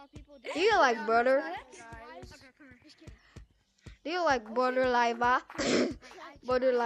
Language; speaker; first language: English; non-native, local second language; French